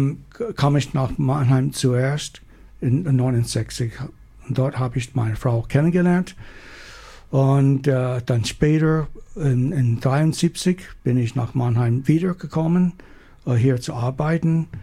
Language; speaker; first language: German; non-native, learner; English